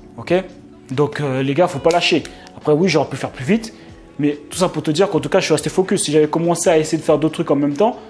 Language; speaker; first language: French; native; French